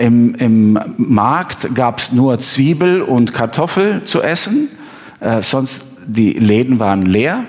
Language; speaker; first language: German; non-native, fluent; Albanian